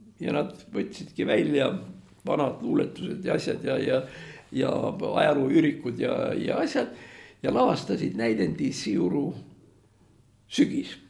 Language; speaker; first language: Estonian; native; Estonian